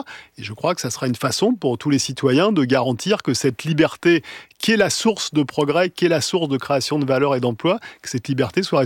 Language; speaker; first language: French; native; French